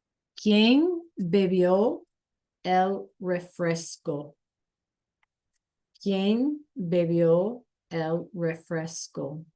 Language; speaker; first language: Spanish; non-native, fluent; English